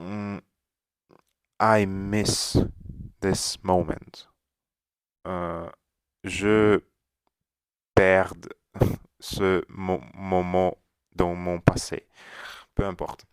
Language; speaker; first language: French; non-native, learner; Russian